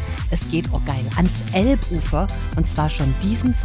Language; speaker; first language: German; native; German